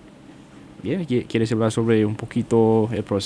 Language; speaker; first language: Spanish; non-native, fluent; English